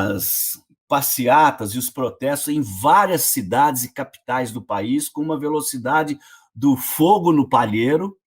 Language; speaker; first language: Portuguese; native; Portuguese